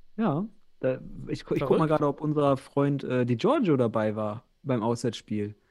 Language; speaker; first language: German; native; German